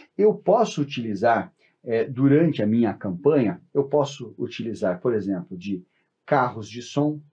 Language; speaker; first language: Portuguese; native; Portuguese